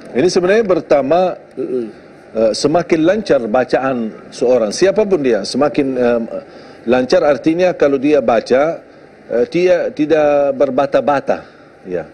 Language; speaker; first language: Indonesian; non-native, fluent; Arabic